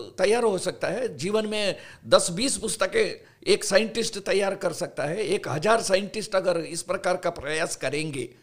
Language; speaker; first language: Hindi; non-native, local second language; Kannada